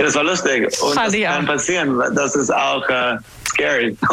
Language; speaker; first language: German; non-native, learner; English